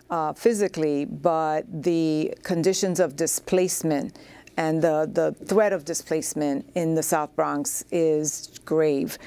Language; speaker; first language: English; native; English